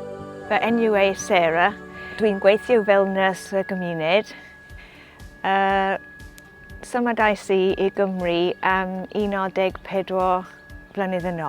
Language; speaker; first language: Welsh; non-native, learner; English